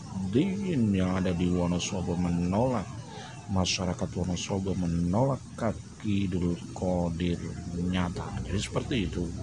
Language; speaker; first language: Indonesian; native; Indonesian